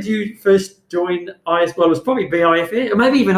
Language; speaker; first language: English; native; English